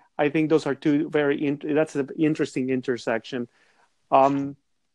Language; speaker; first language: English; non-native, fluent; Spanish